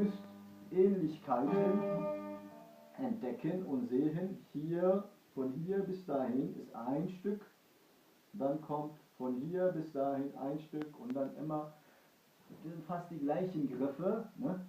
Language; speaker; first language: German; early bilingual, other home language; Kurdish